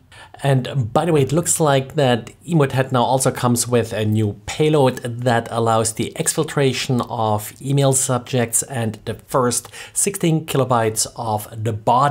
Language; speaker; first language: English; non-native, fluent; German